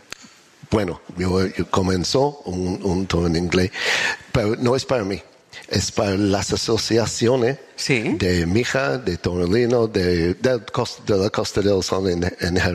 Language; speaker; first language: Spanish; non-native, learner; English